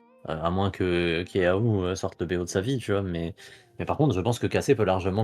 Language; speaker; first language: French; native; French